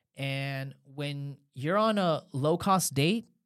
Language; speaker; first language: English; native; English